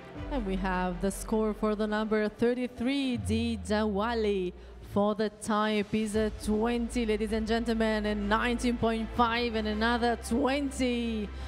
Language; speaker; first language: English; non-native, fluent; Italian